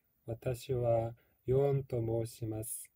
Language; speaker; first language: Japanese; non-native, learner; Korean